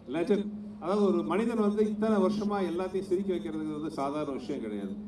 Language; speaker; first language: Tamil; native; Tamil